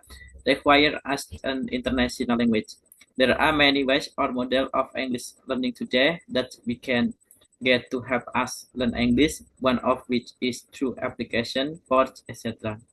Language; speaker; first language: English; non-native, learner; Indonesian